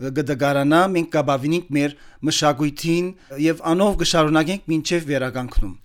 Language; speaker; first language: Armenian; early bilingual, heritage; Armenian